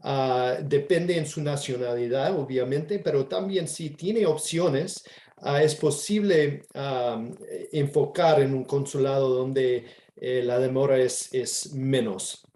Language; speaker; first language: Spanish; non-native, fluent; English